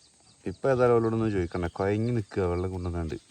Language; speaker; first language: Malayalam; native; Malayalam